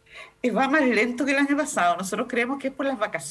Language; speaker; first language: Spanish; native; Spanish